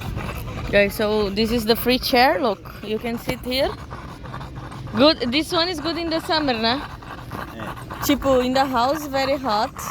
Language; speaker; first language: English; non-native, learner; Portuguese